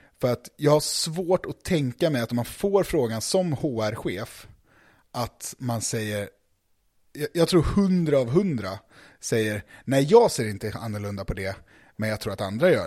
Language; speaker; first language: Swedish; native; Swedish